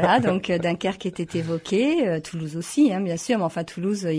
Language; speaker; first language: French; native; French